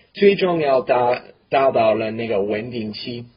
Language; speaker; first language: Chinese; non-native, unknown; English